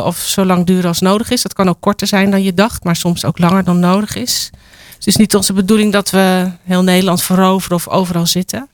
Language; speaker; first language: Dutch; native; Dutch